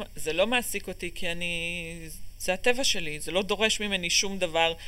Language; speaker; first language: Hebrew; native; Hebrew